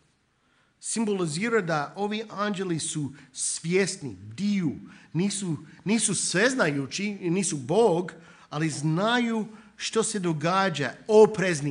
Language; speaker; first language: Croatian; non-native, fluent; English